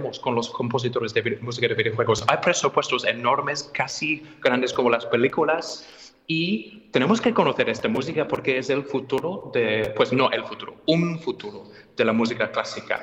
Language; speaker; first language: Spanish; non-native, fluent; English